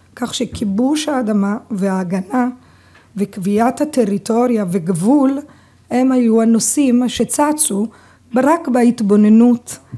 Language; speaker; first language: Hebrew; non-native, fluent; Italian